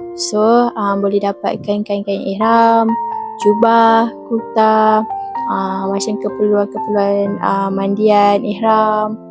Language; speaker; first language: Malay; native; Malay